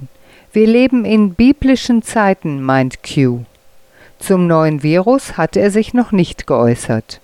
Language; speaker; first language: German; native; German